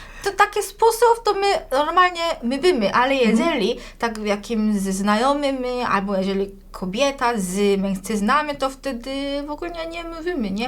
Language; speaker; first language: Polish; non-native, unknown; Korean